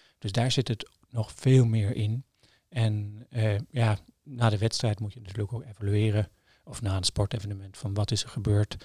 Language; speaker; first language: Dutch; non-native, fluent; Norwegian